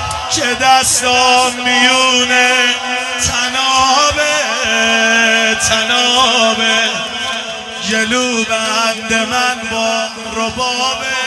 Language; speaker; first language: Persian; native; Persian